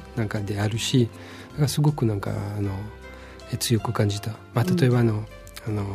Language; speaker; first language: Japanese; non-native, fluent; French